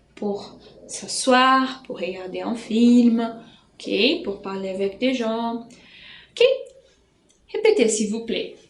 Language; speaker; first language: French; non-native, fluent; Portuguese